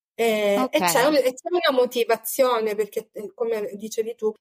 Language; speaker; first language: Italian; native; Italian